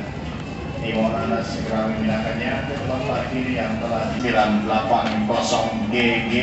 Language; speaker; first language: Indonesian; native; Indonesian